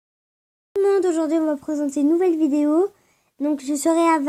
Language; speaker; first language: French; native; French